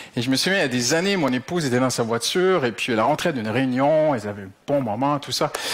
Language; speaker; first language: French; native; French